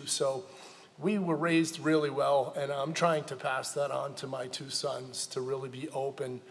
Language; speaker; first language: English; native; English